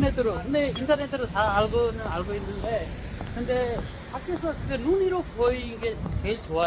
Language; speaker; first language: Korean; non-native, learner; Nepali